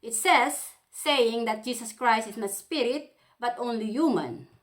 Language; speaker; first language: English; non-native, local second language; Filipino